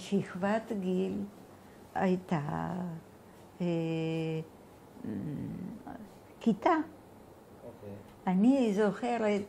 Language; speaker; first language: Hebrew; non-native, fluent; Bulgarian